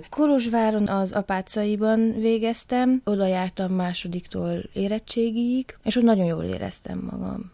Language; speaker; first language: Hungarian; native; Hungarian